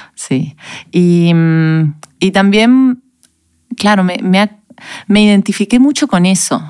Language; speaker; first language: Spanish; native; Spanish